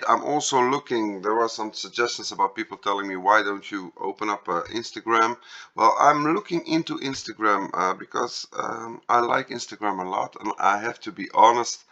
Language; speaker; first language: English; non-native, fluent; Dutch